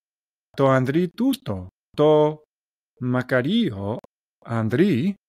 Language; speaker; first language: Greek; non-native, learner; English